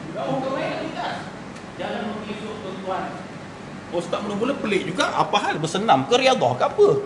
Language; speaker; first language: Malay; native; Malay